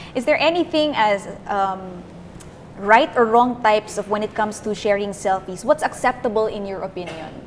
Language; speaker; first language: English; non-native, local second language; Filipino